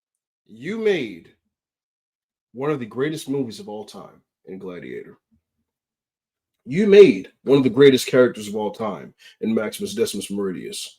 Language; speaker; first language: English; native; English